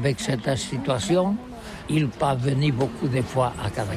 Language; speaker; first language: French; non-native, learner; Catalan